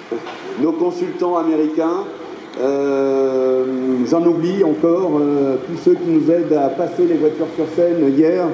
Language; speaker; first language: French; native; French